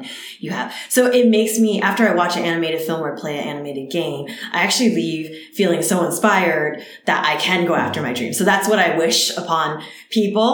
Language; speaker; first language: English; early bilingual, other home language; Cantonese